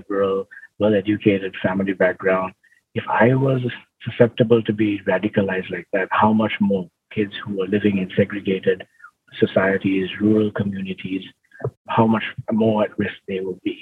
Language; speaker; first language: English; non-native, local second language; Sinhala